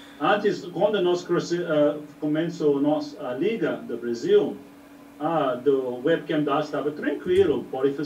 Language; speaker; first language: Portuguese; non-native, learner; English